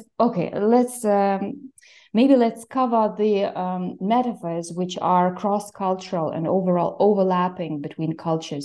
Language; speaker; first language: English; non-native, fluent; Lithuanian